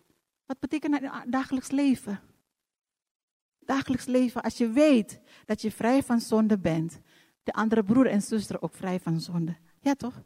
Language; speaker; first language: Dutch; non-native, fluent; Indonesian